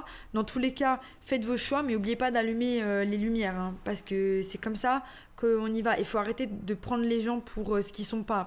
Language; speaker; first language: French; native; French